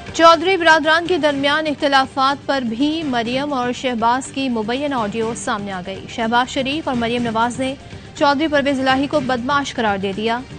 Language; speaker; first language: Urdu; native; Urdu